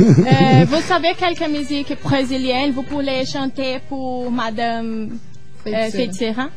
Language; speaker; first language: French; non-native, learner; Portuguese